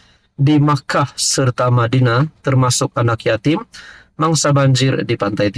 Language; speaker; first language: Malay; native; Malay